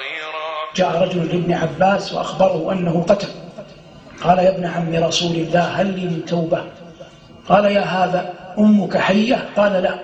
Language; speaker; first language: Arabic; native; Arabic